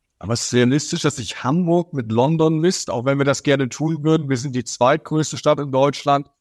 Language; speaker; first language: German; native; German